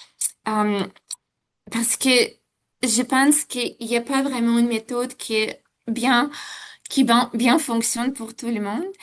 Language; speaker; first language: French; non-native, fluent; Ukrainian